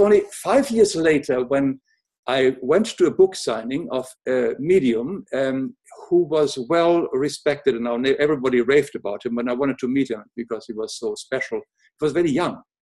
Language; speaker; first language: English; non-native, fluent; German